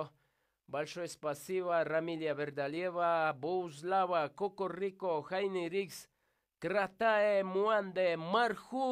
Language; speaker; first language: Russian; non-native, learner; Spanish